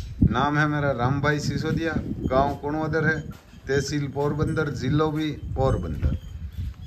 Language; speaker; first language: Hindi; non-native, local second language; Gujarati